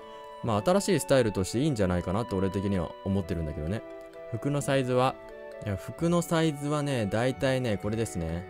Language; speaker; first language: Japanese; native; Japanese